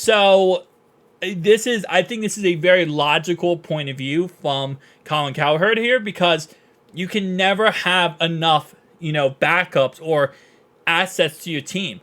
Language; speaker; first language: English; native; English